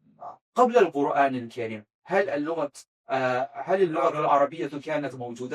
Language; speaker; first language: Arabic; non-native, fluent; Azerbaijani